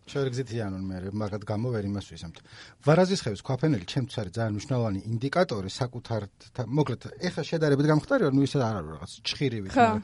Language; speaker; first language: Georgian; native; Georgian